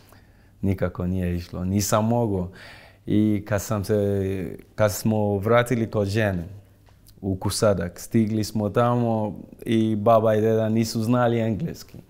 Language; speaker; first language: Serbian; non-native, fluent; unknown